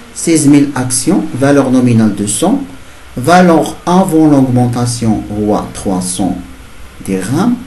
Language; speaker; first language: French; non-native, local second language; Arabic